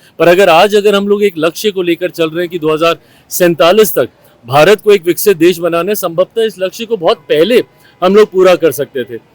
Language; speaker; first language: Hindi; native; Hindi